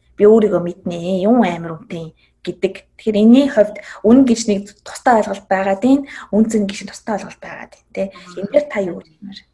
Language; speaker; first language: Mongolian; native; Mongolian